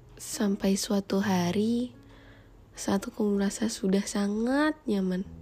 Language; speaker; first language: Indonesian; native; Indonesian